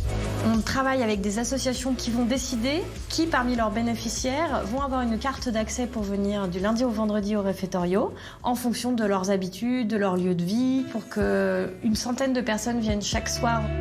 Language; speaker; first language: French; native; French